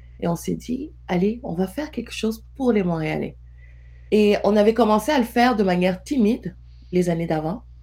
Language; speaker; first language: French; non-native, local second language; Wolof